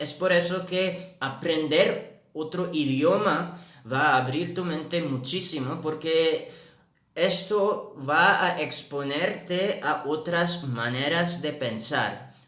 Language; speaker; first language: Spanish; non-native, fluent; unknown